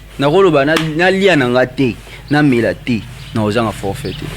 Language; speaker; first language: Lingala; native; Lingala